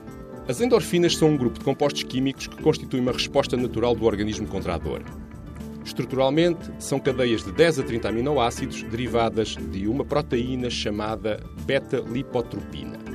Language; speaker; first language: Portuguese; native; Portuguese